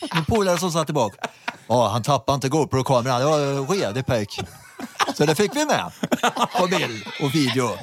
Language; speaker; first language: Swedish; native; Swedish